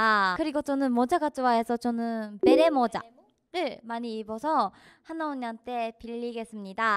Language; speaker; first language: Korean; non-native, learner; Japanese